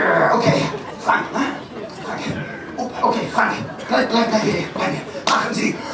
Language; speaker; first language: German; non-native, fluent; English